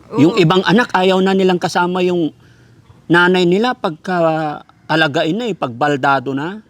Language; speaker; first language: Filipino; native; Filipino